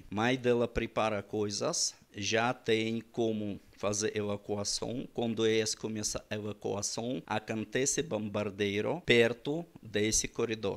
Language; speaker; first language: Portuguese; non-native, learner; Russian